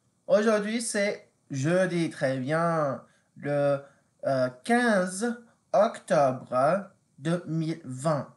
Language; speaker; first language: French; non-native, fluent; English